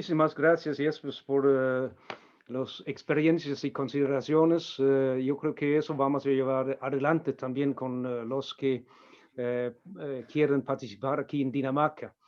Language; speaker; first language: Spanish; non-native, fluent; Danish